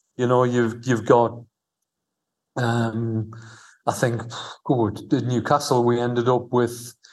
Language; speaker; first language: English; native; English